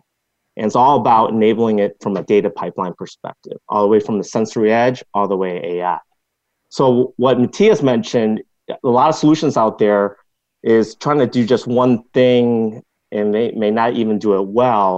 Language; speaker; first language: English; non-native, local second language; Cantonese